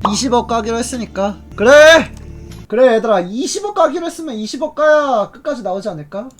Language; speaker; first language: Korean; native; Korean